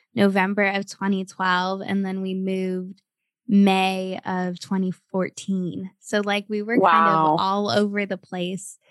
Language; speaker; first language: English; native; English